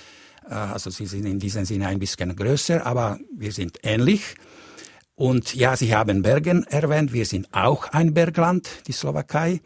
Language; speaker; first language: German; non-native, fluent; Slovak